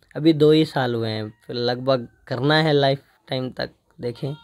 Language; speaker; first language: Hindi; native; Hindi